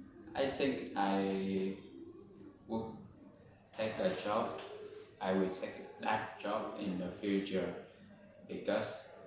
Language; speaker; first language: English; non-native, learner; Vietnamese